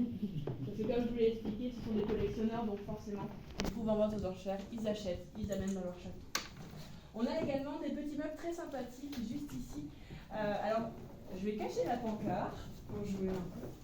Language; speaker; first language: French; native; French